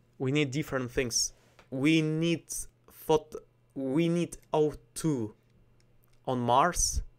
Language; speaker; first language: English; non-native, learner; Russian